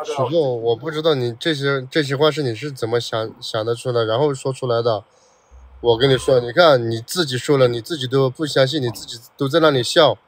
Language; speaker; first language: Chinese; native; Chinese